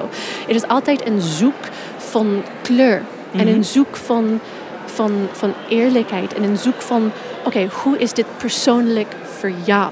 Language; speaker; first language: Dutch; non-native, fluent; English